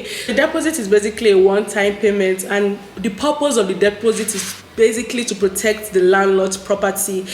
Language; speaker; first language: English; non-native, local second language; Yoruba